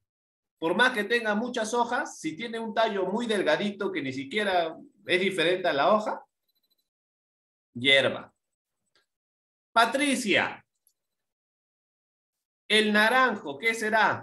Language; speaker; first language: Spanish; native; Spanish